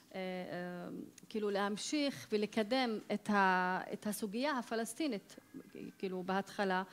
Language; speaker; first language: Hebrew; non-native, local second language; Arabic